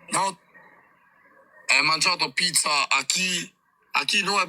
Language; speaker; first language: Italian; non-native, learner; Albanian